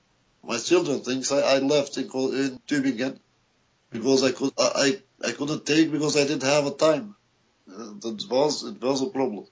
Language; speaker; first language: English; non-native, learner; Albanian